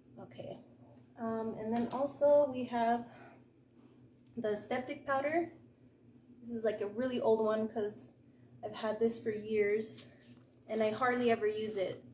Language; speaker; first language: English; native; English